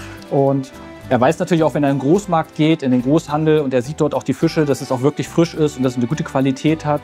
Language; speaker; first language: German; native; German